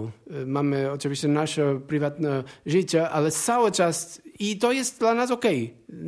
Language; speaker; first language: Polish; non-native, learner; Portuguese